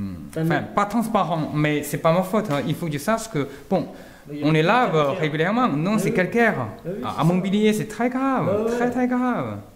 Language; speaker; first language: French; non-native, fluent; Chinese